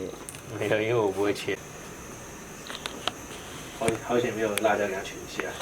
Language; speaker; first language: Chinese; native; Chinese